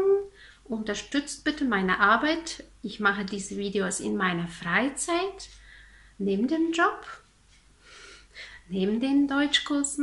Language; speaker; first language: German; non-native, fluent; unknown